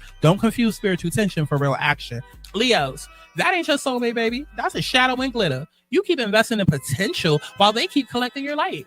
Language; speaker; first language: English; native; English